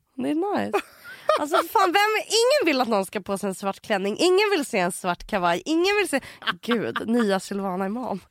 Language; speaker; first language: Swedish; native; Swedish